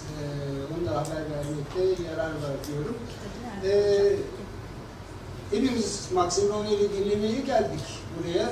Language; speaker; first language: Turkish; native; Turkish